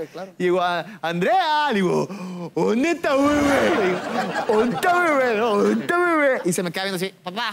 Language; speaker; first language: Spanish; native; Spanish